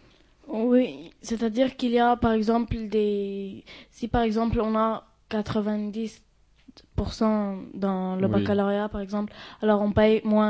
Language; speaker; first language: French; non-native, fluent; Arabic